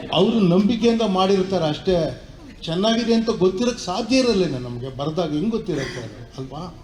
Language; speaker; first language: Kannada; native; Kannada